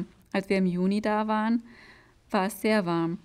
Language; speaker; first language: German; native; German